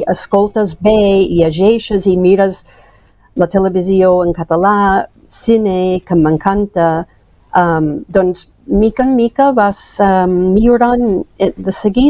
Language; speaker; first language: Catalan; non-native, fluent; English